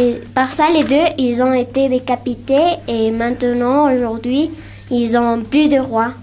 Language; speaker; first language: French; non-native, learner; Spanish